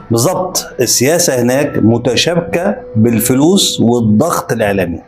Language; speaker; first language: Arabic; native; Arabic